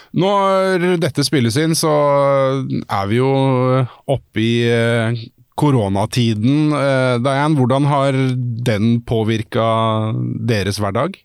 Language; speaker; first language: Norwegian; native; Norwegian